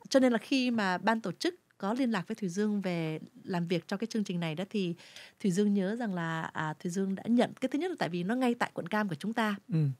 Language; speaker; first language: Vietnamese; early bilingual, heritage; Vietnamese